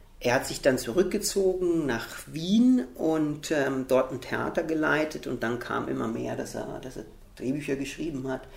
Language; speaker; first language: German; early bilingual, heritage; German